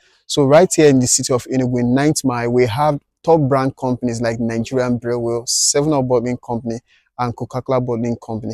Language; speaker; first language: English; non-native, local second language; Igbo